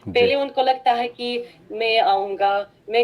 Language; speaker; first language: Hindi; non-native, fluent; Russian